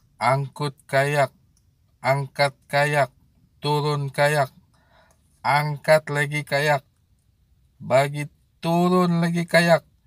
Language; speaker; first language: Malay; native; Malay